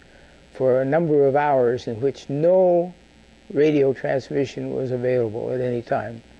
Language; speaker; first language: English; native; English